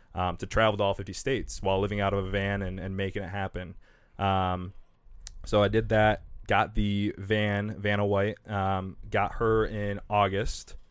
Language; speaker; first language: English; native; English